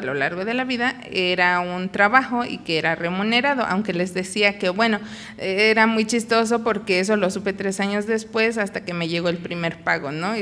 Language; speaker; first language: Spanish; non-native, local second language; Nahuatl languages